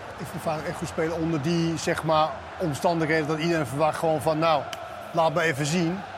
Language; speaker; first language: Dutch; non-native, fluent; Danish